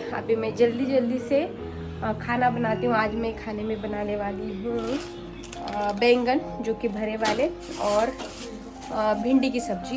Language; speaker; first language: Hindi; native; Hindi